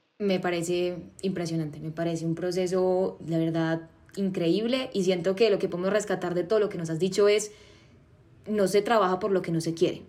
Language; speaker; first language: Spanish; native; Spanish